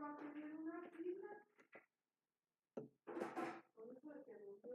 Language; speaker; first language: Spanish; native; Spanish